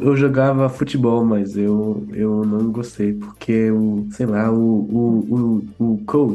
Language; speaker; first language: Portuguese; early bilingual, heritage; Portuguese